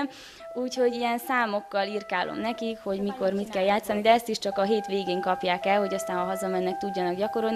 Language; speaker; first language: Hungarian; native; Hungarian